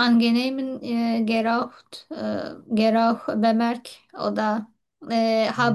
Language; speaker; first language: German; non-native, learner; Turkish